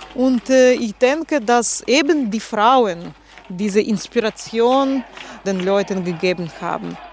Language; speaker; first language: German; non-native, fluent; Russian